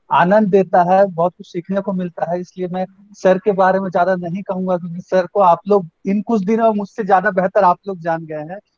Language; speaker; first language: Hindi; native; Hindi